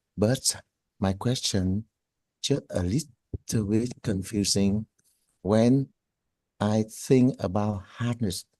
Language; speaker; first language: English; non-native, learner; Vietnamese